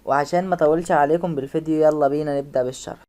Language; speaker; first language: Arabic; native; Arabic